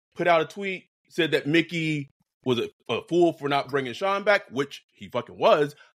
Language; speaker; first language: English; native; English